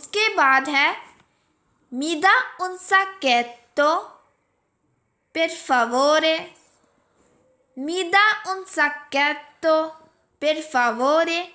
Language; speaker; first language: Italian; non-native, fluent; Urdu